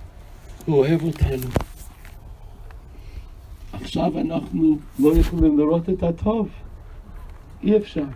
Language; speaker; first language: Hebrew; non-native, fluent; English